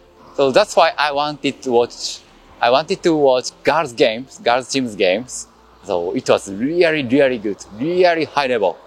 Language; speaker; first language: English; non-native, learner; Japanese